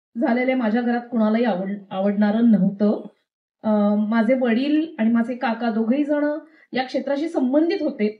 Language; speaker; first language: Marathi; native; Marathi